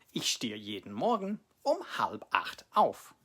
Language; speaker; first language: German; non-native, fluent; English